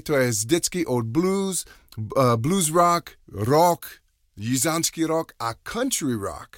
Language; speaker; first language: Czech; non-native, learner; English